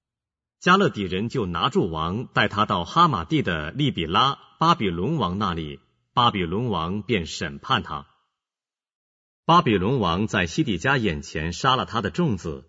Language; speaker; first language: Chinese; native; Chinese